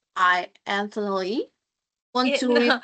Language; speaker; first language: English; non-native, learner; Indonesian